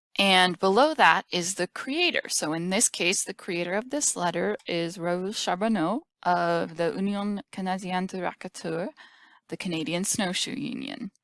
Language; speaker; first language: English; native; English